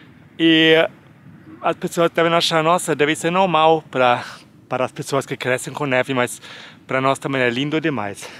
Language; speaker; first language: Portuguese; non-native, fluent; German